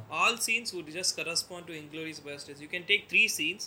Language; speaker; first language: English; non-native, local second language; Tamil